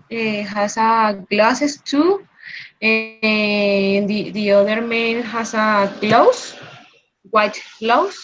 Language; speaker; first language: English; non-native, learner; Spanish